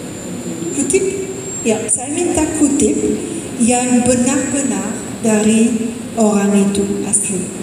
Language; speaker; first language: Indonesian; non-native, fluent; English